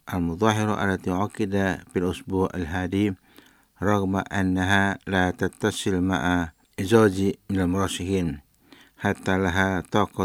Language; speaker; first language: Arabic; non-native, fluent; Indonesian